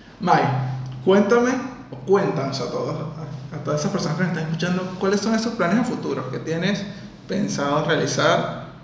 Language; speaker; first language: Spanish; native; Spanish